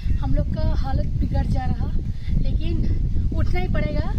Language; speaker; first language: Hindi; non-native, local second language; Bangla